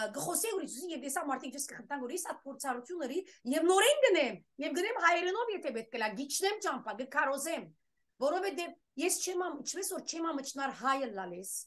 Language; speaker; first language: Armenian; early bilingual, heritage; Armenian